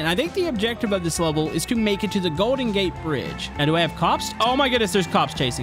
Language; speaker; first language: English; native; English